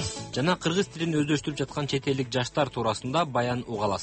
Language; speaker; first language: Kyrgyz; native; Kyrgyz